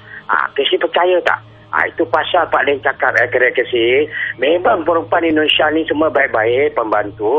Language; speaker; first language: Malay; native; Malay